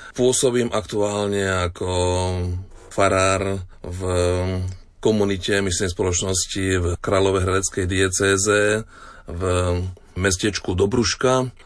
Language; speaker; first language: Slovak; native; Slovak